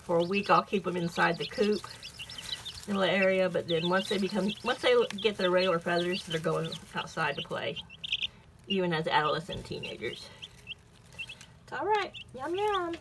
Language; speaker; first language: English; native; English